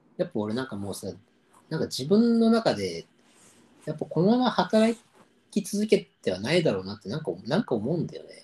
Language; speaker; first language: Japanese; native; Japanese